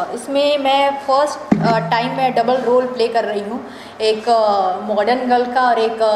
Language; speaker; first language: Hindi; native; Hindi